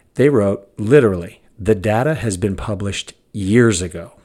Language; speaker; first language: English; native; English